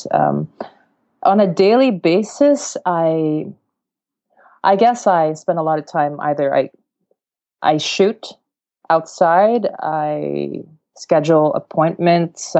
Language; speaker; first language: English; non-native, local second language; Cebuano